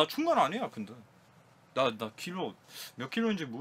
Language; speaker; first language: Korean; non-native, learner; Croatian